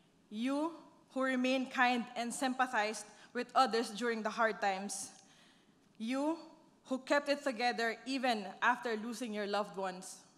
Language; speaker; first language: English; non-native, local second language; Filipino